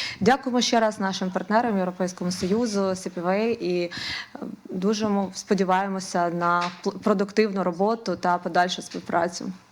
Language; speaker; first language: Ukrainian; native; Ukrainian